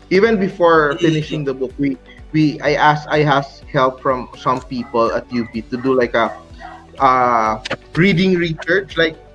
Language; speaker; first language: English; non-native, local second language; Cebuano